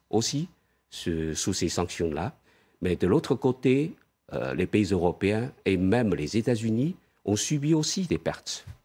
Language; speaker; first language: French; non-native, fluent; Chinese